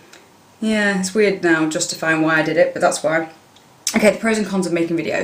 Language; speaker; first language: English; native; English